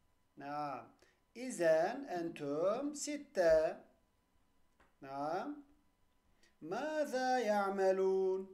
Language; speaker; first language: Arabic; non-native, fluent; Turkish